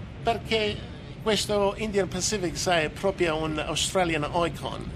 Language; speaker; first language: Italian; native; Italian